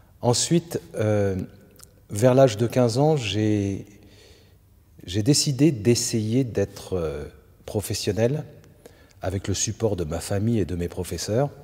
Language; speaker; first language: French; native; French